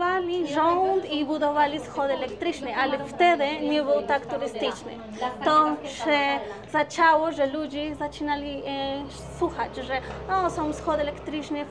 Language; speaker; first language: Polish; non-native, learner; Spanish